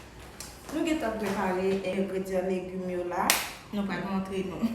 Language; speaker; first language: French; non-native, local second language; Haitian Creole